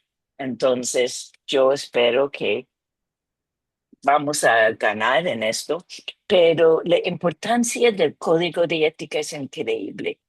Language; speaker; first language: Spanish; non-native, fluent; English